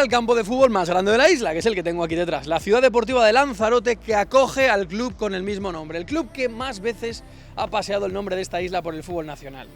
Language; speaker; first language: Spanish; native; Spanish